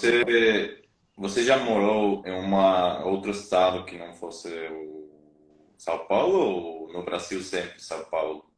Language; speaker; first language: Portuguese; non-native, learner; Spanish